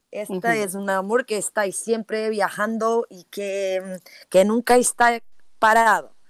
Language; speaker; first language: Spanish; non-native, learner; Portuguese